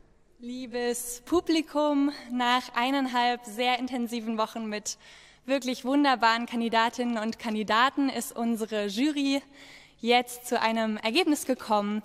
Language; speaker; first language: German; native; German